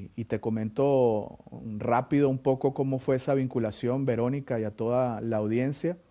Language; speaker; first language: Spanish; native; Spanish